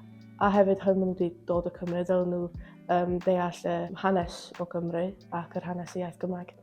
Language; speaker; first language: Welsh; non-native, local second language; English